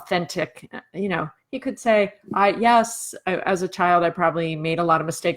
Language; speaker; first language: English; native; English